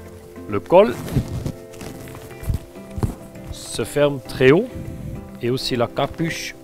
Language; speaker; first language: French; non-native, fluent; German